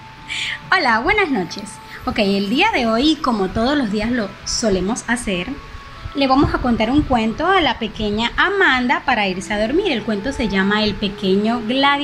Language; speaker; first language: Spanish; native; Spanish